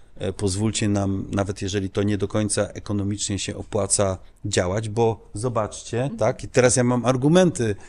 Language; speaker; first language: Polish; early bilingual, heritage; Polish